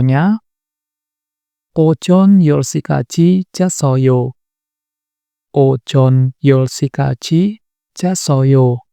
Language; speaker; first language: Korean; non-native, fluent; Indonesian